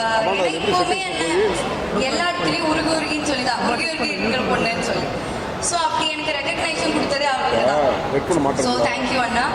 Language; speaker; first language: Tamil; non-native, learner; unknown